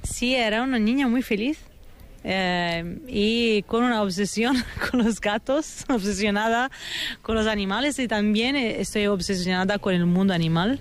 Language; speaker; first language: Spanish; non-native, fluent; Italian